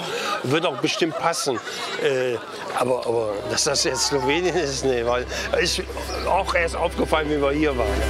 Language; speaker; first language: German; native; German